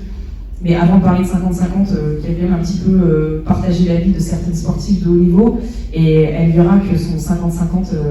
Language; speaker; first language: French; native; French